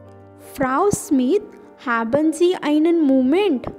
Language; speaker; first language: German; non-native, learner; English